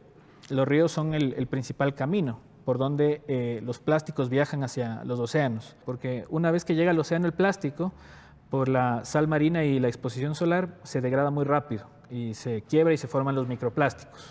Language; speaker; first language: Spanish; native; Spanish